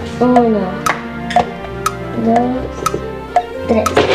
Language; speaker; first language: Spanish; early bilingual, heritage; Spanish